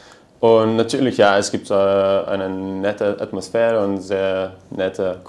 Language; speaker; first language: German; non-native, learner; Lithuanian